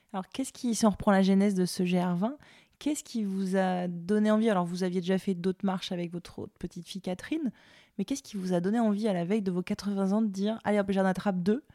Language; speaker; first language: French; native; French